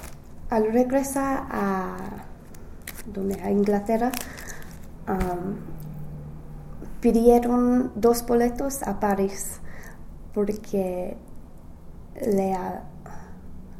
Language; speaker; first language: Spanish; non-native, learner; English